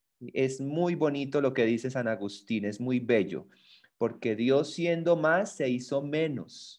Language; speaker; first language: Spanish; native; Spanish